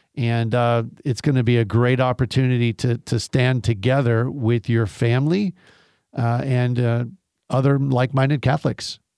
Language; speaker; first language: English; native; English